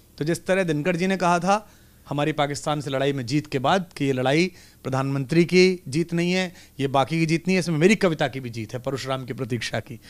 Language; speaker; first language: Hindi; native; Hindi